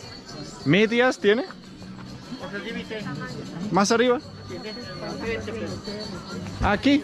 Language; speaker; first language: Spanish; non-native, learner; Danish